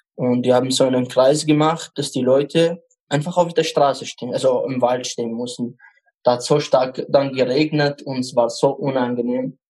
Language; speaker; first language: German; non-native, fluent; Arabic